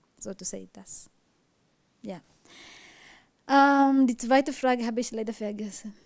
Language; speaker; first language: German; non-native, learner; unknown